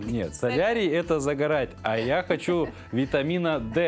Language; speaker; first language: Russian; native; Russian